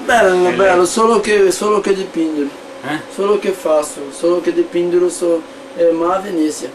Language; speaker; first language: Italian; non-native, learner; Portuguese